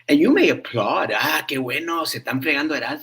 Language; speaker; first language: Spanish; early bilingual, heritage; Spanish